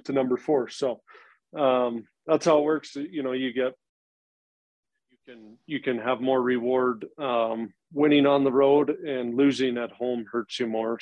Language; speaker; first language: English; native; English